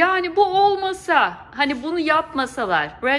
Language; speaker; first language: Turkish; native; Turkish